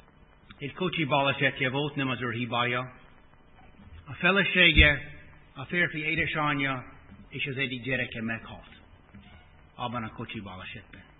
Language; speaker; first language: Hungarian; non-native, fluent; English